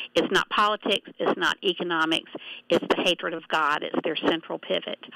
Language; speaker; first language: English; native; English